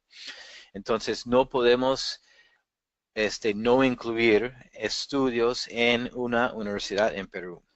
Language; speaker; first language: Spanish; non-native, fluent; English